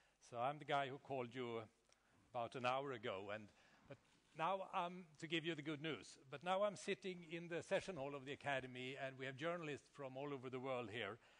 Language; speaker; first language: English; non-native, fluent; Swedish